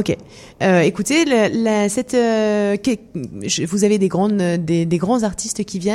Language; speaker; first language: French; native; French